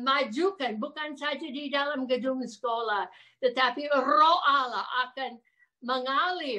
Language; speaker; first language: Indonesian; non-native, fluent; English